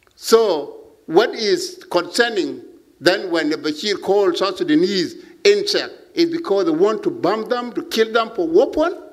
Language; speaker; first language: English; non-native, learner; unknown